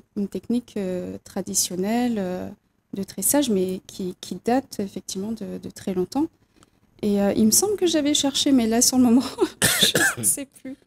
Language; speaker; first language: French; native; French